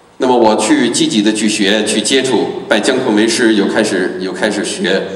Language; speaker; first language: Chinese; non-native, fluent; English